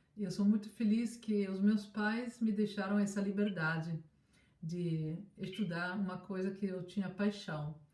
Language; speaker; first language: Portuguese; non-native, fluent; Italian